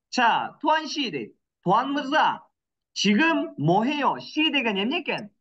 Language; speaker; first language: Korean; non-native, fluent; Kyrgyz